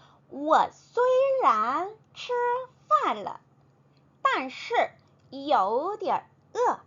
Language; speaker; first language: Chinese; non-native, fluent; Korean